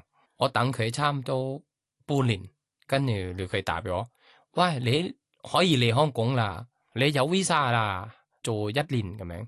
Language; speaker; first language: Cantonese; non-native, learner; Thai